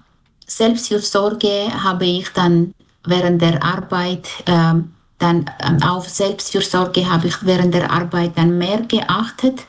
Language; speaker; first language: German; non-native, fluent; Armenian